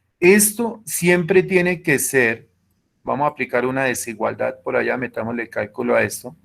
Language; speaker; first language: Spanish; native; Spanish